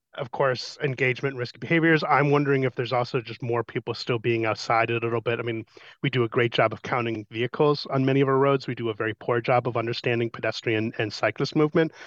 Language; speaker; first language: English; native; English